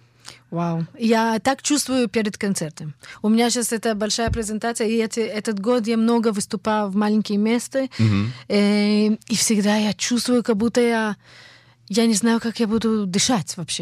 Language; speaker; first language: Russian; early bilingual, heritage; Russian